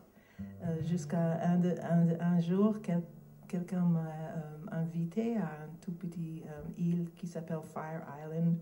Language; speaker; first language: French; non-native, learner; English